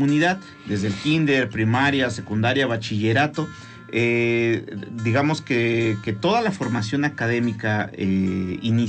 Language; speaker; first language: Spanish; native; Spanish